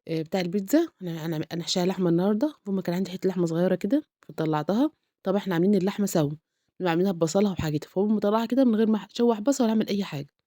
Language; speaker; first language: Arabic; native; Arabic